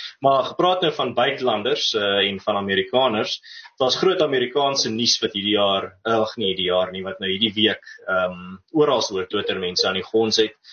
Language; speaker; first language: Afrikaans; native; Afrikaans